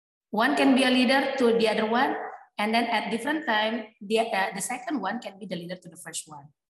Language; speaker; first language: English; non-native, fluent; Indonesian